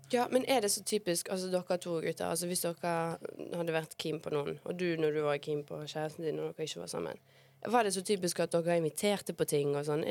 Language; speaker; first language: Norwegian; early bilingual, other home language; Bosnian